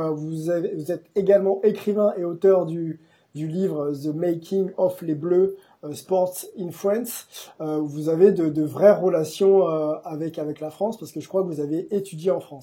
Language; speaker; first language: French; native; French